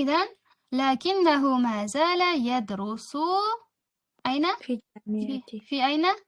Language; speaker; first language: Arabic; non-native, fluent; Uzbek